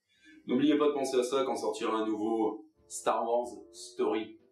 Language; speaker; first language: French; native; French